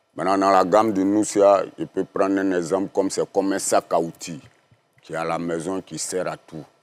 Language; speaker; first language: French; native; French